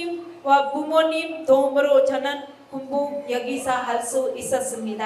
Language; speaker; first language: Korean; non-native, learner; Hindi